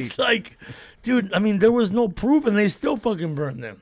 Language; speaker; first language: English; native; English